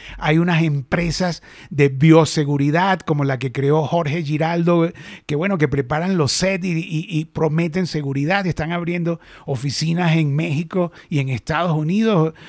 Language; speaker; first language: Spanish; native; Spanish